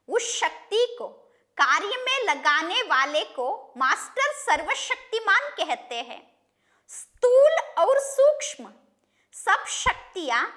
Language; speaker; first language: Hindi; non-native, local second language; Kannada